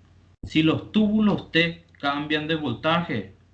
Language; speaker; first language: Spanish; native; Spanish